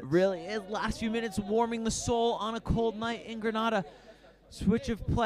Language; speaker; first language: English; native; English